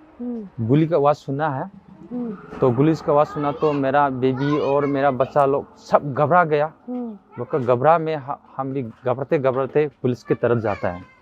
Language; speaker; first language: Hindi; non-native, local second language; Manipuri